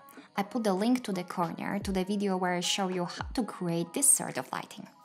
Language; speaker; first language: English; non-native, fluent; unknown